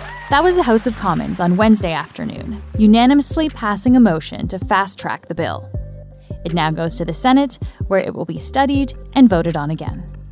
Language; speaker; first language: English; native; English